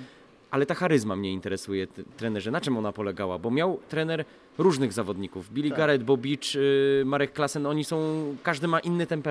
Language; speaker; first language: Polish; native; Polish